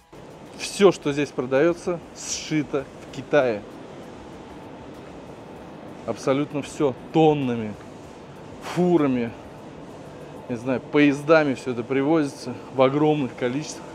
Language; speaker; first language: Russian; native; Russian